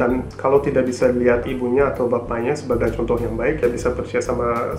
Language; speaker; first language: Indonesian; non-native, fluent; Turkish